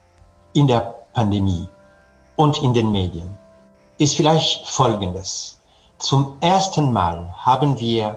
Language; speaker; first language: German; non-native, fluent; French